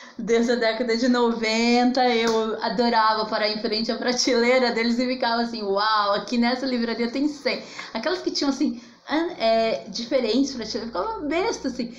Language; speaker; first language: Portuguese; native; Portuguese